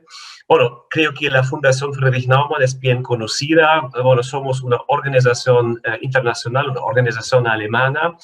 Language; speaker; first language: Spanish; non-native, fluent; German